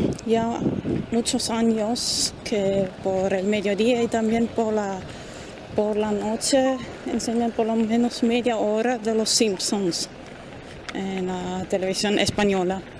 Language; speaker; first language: Spanish; non-native, fluent; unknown